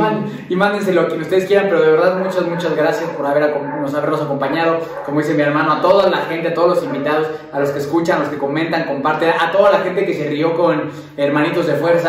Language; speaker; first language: Spanish; native; Spanish